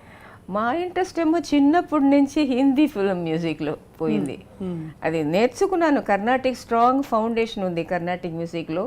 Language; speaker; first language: Telugu; non-native, local second language; Tamil